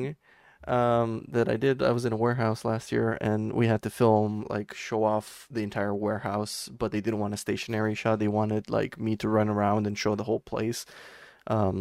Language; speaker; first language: English; non-native, fluent; Romanian